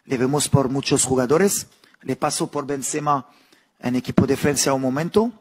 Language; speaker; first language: Spanish; non-native, fluent; Arabic